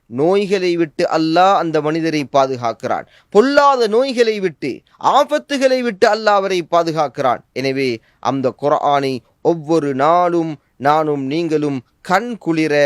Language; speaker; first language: Tamil; native; Tamil